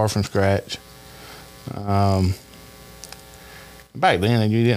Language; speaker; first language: English; native; English